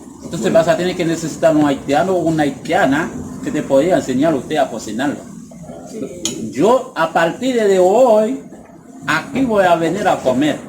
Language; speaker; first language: Spanish; non-native, learner; Haitian Creole